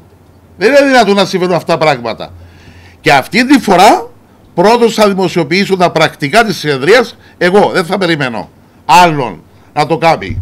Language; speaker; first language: Greek; native; Greek